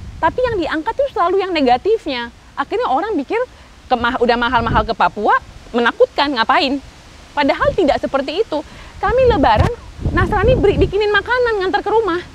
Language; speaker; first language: Indonesian; native; Indonesian